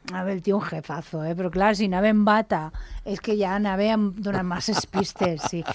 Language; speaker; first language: Catalan; non-native, local second language; Spanish